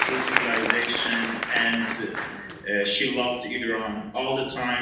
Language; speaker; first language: English; non-native, learner; Persian